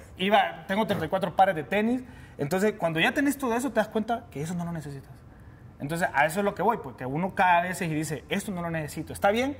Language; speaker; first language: Spanish; native; Spanish